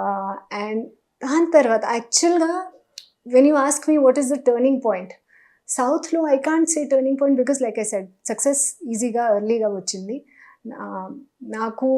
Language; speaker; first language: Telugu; non-native, local second language; Hindi